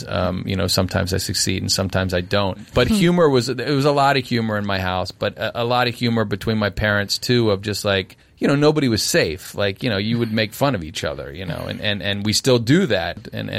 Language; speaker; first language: English; native; English